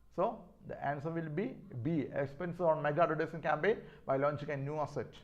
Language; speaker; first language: English; non-native, local second language; Malayalam